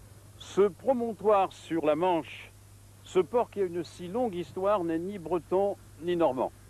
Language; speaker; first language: French; native; French